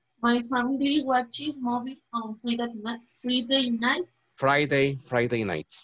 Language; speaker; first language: English; non-native, learner; Spanish